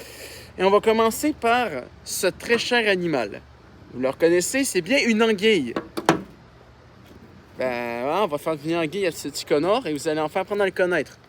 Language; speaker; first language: French; native; French